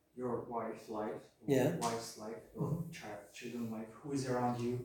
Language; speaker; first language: English; non-native, learner; Turkish